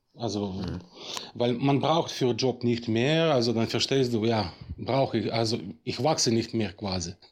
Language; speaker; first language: German; non-native, fluent; Russian